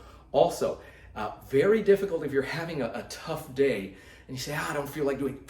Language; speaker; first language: English; native; English